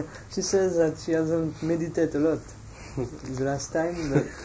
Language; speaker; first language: English; non-native, fluent; French